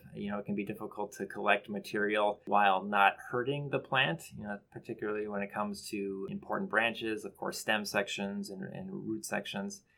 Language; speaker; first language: English; native; English